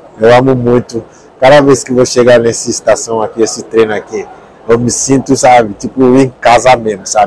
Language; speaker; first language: Portuguese; non-native, learner; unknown